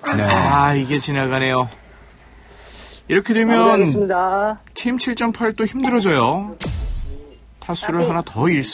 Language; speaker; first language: Korean; native; Korean